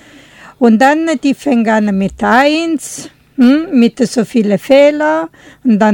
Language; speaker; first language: German; non-native, learner; Italian